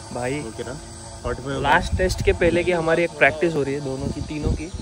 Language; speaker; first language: Hindi; non-native, local second language; Marathi